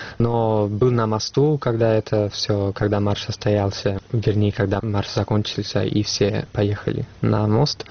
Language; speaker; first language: Russian; non-native, fluent; Italian